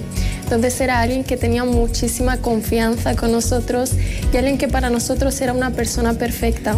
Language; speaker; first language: Spanish; early bilingual, other home language; Arabic